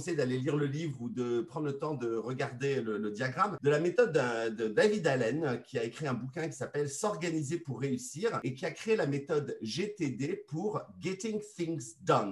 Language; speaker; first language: French; native; French